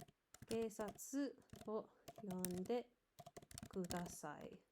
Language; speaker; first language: Japanese; non-native, learner; English